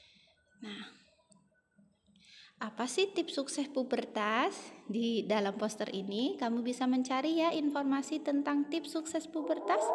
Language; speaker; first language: Indonesian; native; Indonesian